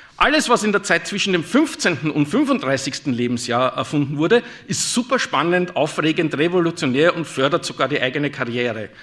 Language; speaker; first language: German; native; German